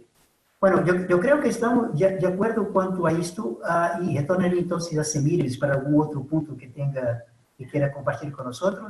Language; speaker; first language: Portuguese; non-native, learner; Spanish